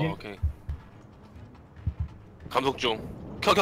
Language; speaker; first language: Korean; native; Korean